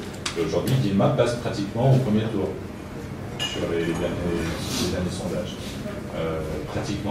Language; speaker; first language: French; native; French